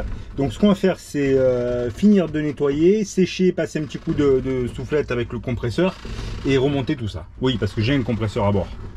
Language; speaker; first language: French; native; French